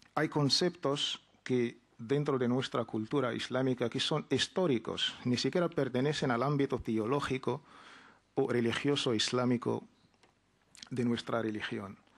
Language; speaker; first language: Spanish; non-native, fluent; Arabic